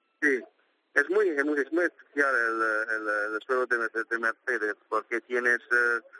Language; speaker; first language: Spanish; non-native, learner; Italian